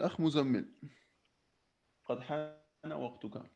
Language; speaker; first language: Arabic; non-native, fluent; Spanish